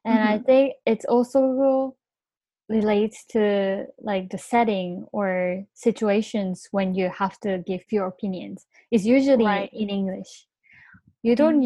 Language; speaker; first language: English; non-native, fluent; Japanese